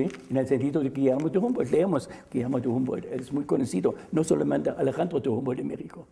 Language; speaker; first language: Spanish; non-native, fluent; German